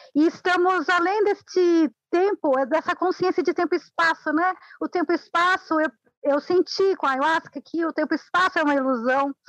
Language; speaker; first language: Portuguese; non-native, fluent; Spanish